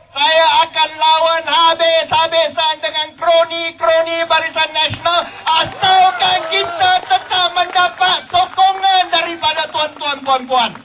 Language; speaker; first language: Malay; non-native, local second language; Chinese